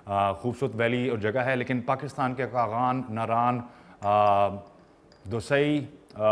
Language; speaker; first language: Urdu; native; Urdu